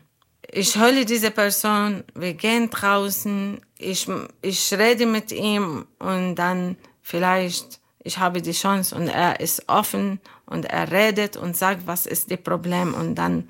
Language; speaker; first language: German; non-native, learner; Arabic